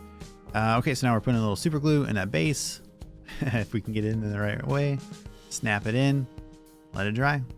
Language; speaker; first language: English; native; English